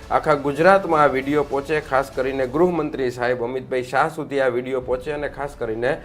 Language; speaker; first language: Gujarati; native; Gujarati